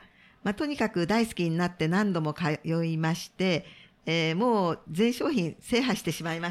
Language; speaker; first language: Japanese; native; Japanese